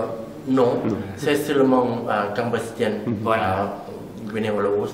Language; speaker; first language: French; non-native, learner; Lao